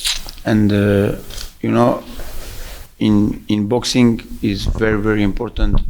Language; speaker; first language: English; non-native, learner; French